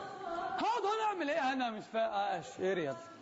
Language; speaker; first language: Arabic; native; Arabic